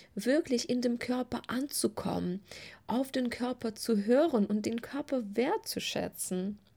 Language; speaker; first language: German; non-native, fluent; Russian